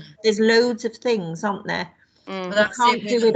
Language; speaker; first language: English; native; English